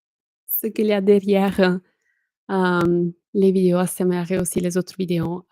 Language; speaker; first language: French; non-native, fluent; Italian